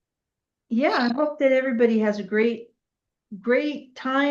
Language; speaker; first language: English; native; English